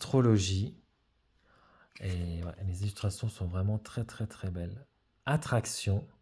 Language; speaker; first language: French; native; French